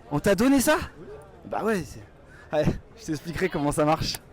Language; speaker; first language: French; native; French